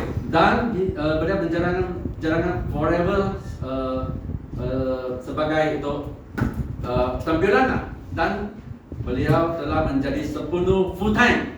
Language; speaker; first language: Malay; non-native, local second language; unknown